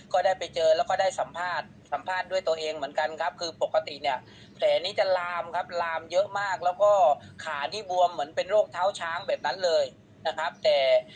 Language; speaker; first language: Thai; native; Thai